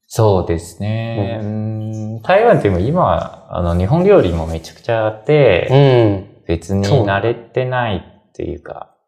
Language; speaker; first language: Japanese; non-native, fluent; Chinese